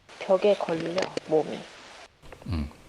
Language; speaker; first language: Korean; native; Korean